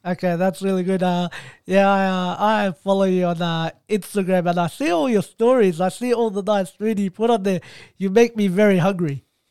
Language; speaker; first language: English; early bilingual, other home language; Arabic